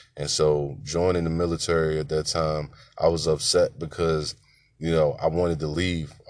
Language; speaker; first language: English; native; English